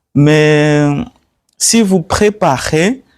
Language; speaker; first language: French; non-native, learner; Swahili